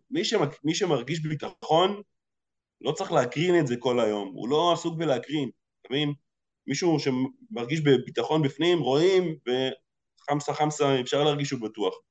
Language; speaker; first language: Hebrew; early bilingual, other home language; Russian